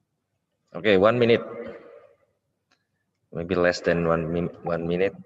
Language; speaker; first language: English; non-native, local second language; Indonesian